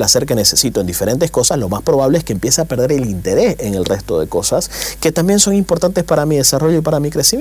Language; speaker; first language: Spanish; native; Spanish